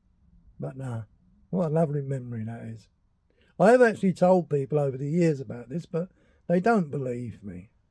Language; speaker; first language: English; native; English